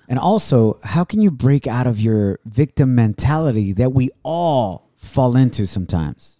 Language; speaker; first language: English; early bilingual, other home language; Spanish